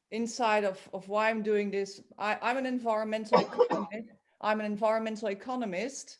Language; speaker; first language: English; non-native, fluent; Dutch